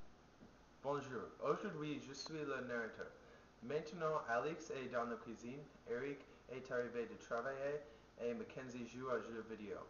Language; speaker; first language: French; non-native, learner; English